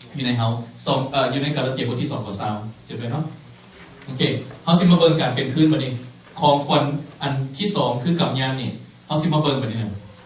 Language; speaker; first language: Thai; non-native, local second language; Lao